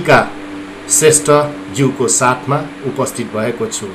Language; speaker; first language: Nepali; non-native, local second language; Newari